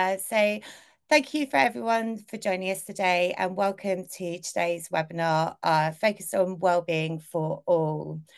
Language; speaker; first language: English; native; English